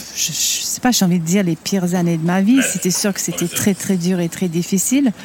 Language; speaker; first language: French; non-native, fluent; English